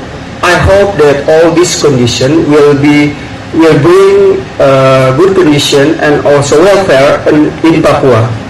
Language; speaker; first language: English; non-native, learner; Indonesian